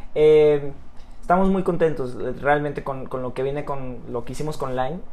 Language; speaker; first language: Spanish; native; Spanish